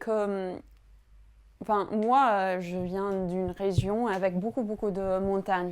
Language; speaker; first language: French; non-native, fluent; English